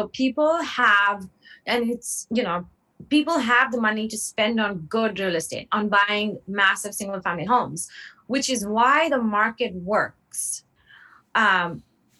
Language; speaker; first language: English; non-native, local second language; Hindi